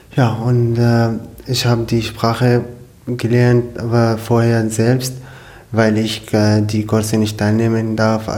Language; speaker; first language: German; non-native, learner; Arabic